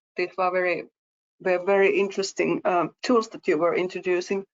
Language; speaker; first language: English; non-native, fluent; Finnish